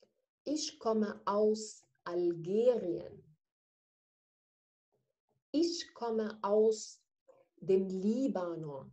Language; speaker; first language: German; non-native, fluent; Arabic